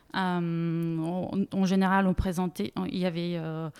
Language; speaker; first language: French; non-native, fluent; Bulgarian